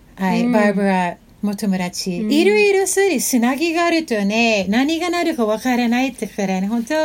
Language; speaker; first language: Japanese; non-native, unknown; English